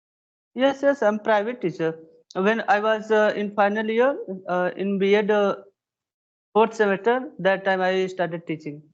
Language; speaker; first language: English; non-native, learner; Hindi